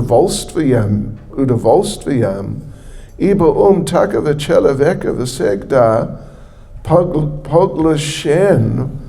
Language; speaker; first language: Russian; non-native, learner; English